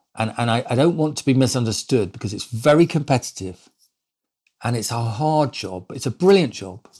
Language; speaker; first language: English; native; English